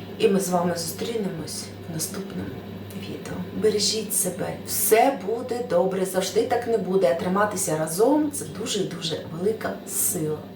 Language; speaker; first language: Ukrainian; native; Ukrainian